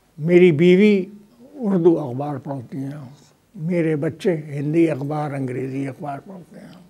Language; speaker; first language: Urdu; native; Urdu